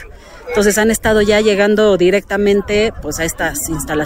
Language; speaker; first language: Spanish; native; Spanish